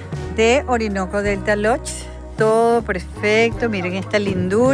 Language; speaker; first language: Spanish; native; Spanish